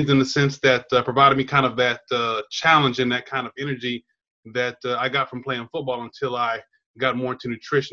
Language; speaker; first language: English; native; English